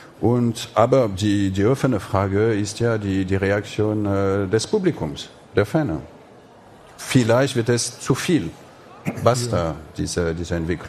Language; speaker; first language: German; non-native, fluent; French